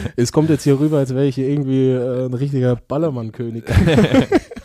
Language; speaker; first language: German; native; German